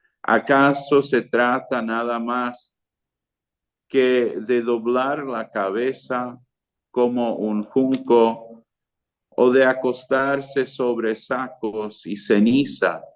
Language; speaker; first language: Spanish; non-native, fluent; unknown